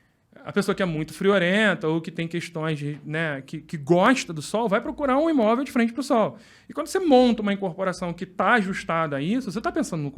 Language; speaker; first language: Portuguese; native; Portuguese